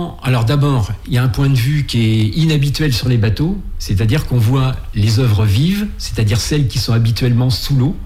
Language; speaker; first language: French; native; French